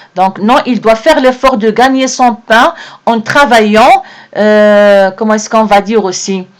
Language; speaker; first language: French; non-native, local second language; Arabic